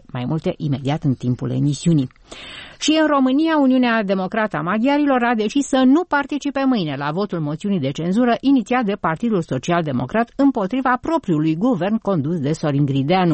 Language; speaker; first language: Romanian; native; Romanian